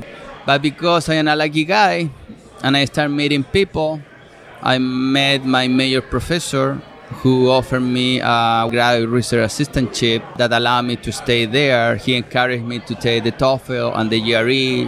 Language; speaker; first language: English; non-native, fluent; Spanish